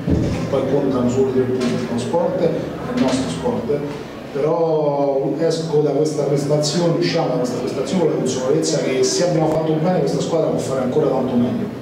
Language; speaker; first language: Italian; native; Italian